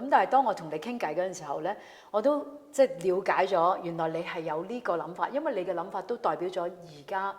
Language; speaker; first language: Cantonese; native; Cantonese